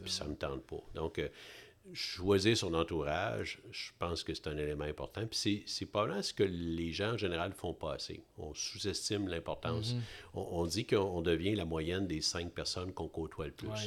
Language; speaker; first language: French; native; French